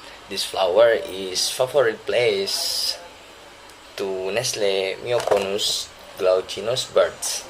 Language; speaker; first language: English; non-native, learner; Indonesian